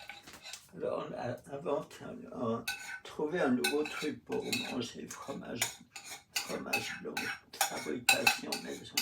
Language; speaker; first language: French; non-native, fluent; Russian